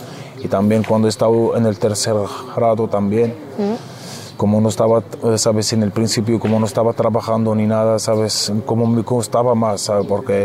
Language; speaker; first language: Spanish; non-native, fluent; Arabic